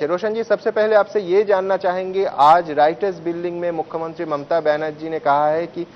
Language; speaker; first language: Hindi; non-native, local second language; Bangla